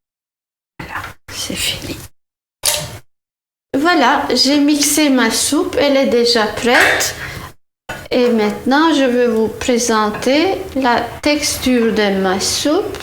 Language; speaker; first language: French; non-native, fluent; Turkish